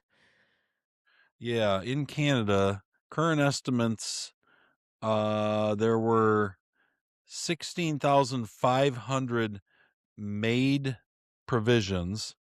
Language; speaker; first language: English; native; English